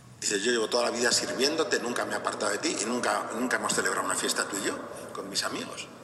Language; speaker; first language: Spanish; native; Spanish